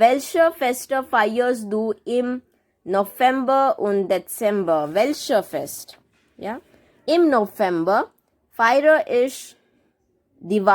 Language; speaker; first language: German; non-native, fluent; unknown